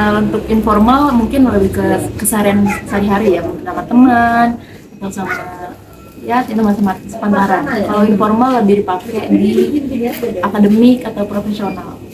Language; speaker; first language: Indonesian; native; Indonesian